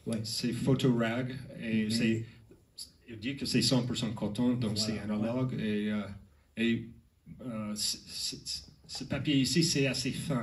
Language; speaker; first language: French; non-native, learner; English